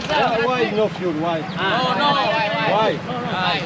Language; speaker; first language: English; non-native, learner; French